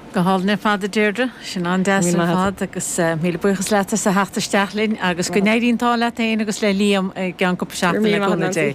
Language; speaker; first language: Irish; native; Irish